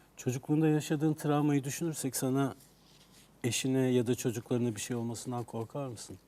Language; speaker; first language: Turkish; native; Turkish